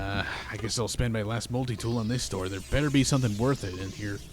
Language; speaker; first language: English; native; English